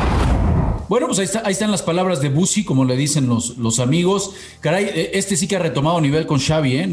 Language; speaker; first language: Spanish; native; Spanish